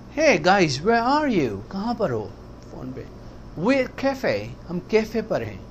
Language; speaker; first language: Urdu; native; Urdu